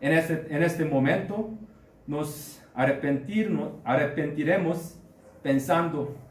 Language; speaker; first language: Spanish; non-native, learner; Korean